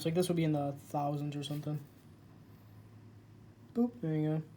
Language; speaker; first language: English; native; English